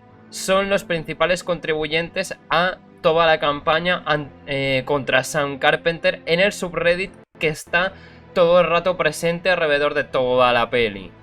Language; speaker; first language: Spanish; native; Spanish